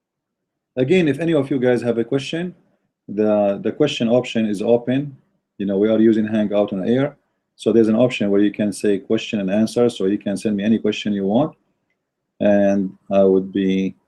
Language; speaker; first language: English; non-native, fluent; Arabic